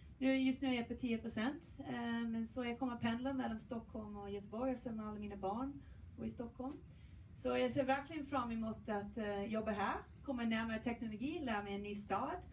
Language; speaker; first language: Swedish; non-native, fluent; English